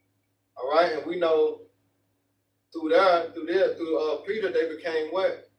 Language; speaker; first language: English; native; English